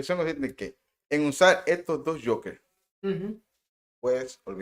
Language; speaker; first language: Spanish; native; Spanish